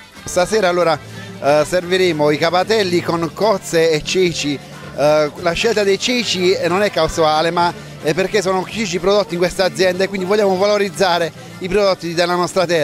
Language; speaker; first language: Italian; native; Italian